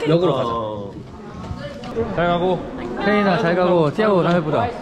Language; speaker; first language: Korean; native; Korean